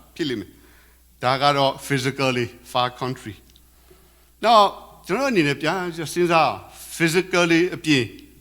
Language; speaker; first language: Burmese; non-native, local second language; Karen languages